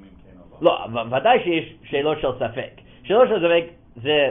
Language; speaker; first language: Hebrew; non-native, fluent; English